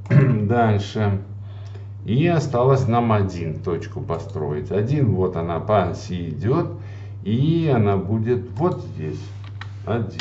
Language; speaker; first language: Russian; native; Russian